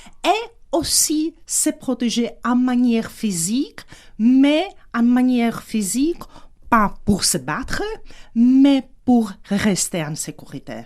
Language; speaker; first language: French; non-native, fluent; Czech